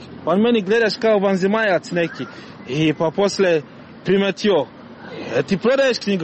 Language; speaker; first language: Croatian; non-native, learner; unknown